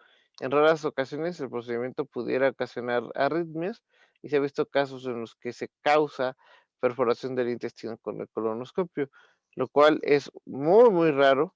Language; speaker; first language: Spanish; native; Spanish